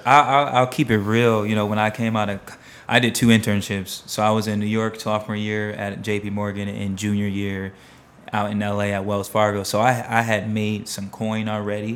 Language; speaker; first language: English; native; English